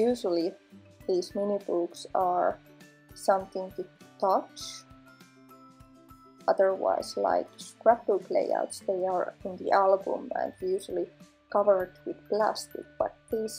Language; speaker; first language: English; non-native, fluent; Finnish